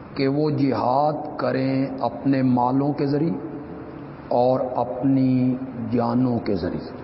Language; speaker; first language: Urdu; non-native, local second language; Punjabi